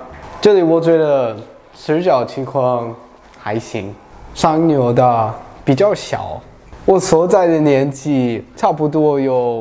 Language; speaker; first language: Chinese; non-native, learner; English